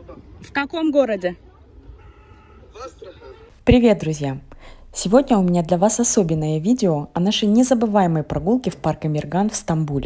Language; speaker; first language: Russian; native; Russian